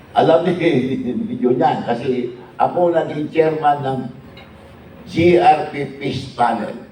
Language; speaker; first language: Filipino; non-native, local second language; Iloko